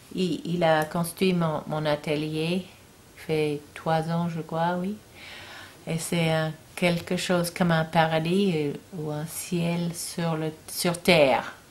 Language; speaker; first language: French; non-native, learner; English